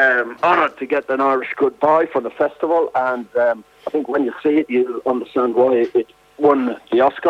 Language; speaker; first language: English; native; English